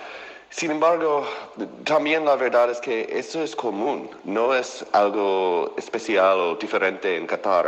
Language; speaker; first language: Spanish; non-native, fluent; English